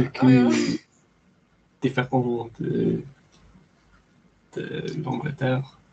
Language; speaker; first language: French; non-native, learner; English